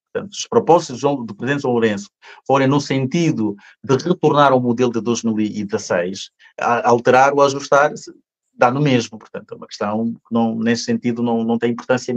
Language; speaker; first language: Portuguese; native; Portuguese